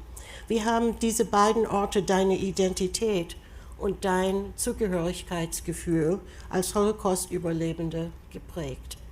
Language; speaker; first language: German; non-native, fluent; English